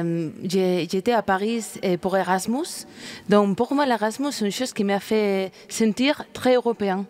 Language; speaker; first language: French; non-native, fluent; Spanish